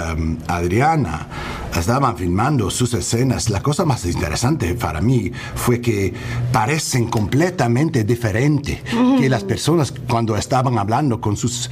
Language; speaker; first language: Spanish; non-native, learner; English